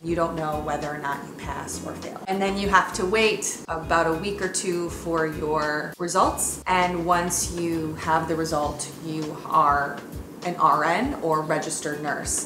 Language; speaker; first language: English; early bilingual, other home language; Italian